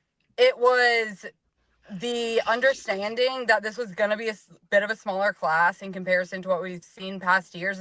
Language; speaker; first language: English; native; English